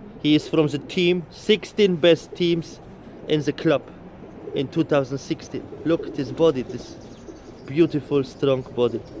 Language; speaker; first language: English; non-native, learner; Polish